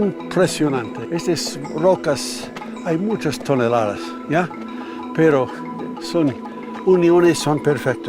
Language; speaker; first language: Spanish; non-native, fluent; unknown